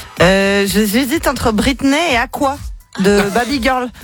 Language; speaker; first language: French; native; French